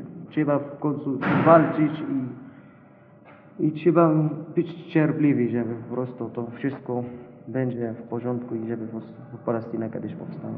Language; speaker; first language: Polish; non-native, learner; Arabic